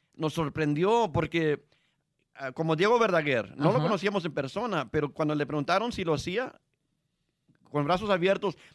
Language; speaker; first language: Spanish; early bilingual, heritage; Spanish